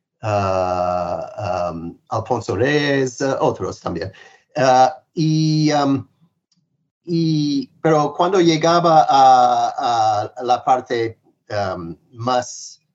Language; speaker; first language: Spanish; non-native, fluent; English